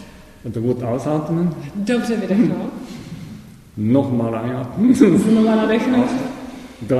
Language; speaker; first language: German; non-native, learner; Japanese